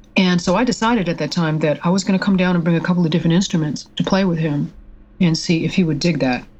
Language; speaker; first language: English; native; English